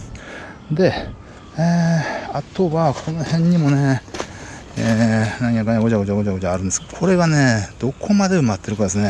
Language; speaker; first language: Japanese; native; Japanese